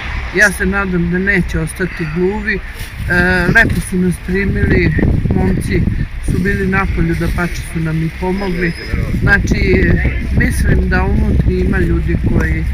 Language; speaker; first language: Bosnian; native; Bosnian